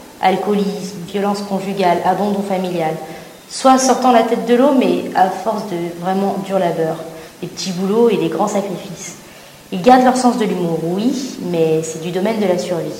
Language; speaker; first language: French; native; French